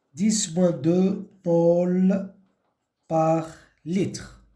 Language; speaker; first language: French; non-native, local second language; Arabic